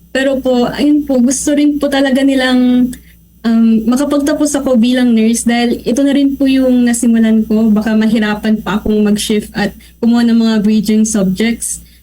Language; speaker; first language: Filipino; non-native, local second language; Pangasinan